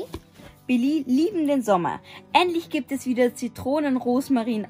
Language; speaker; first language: German; native; German